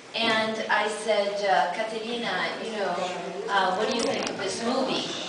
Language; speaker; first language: English; native; English